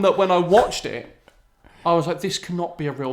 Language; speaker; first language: English; native; English